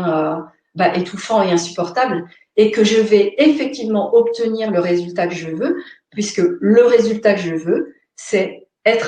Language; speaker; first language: French; native; French